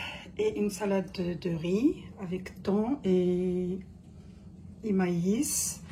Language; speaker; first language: French; non-native, fluent; Arabic